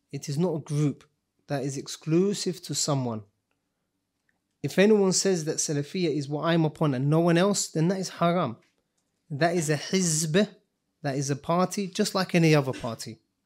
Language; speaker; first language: English; native; English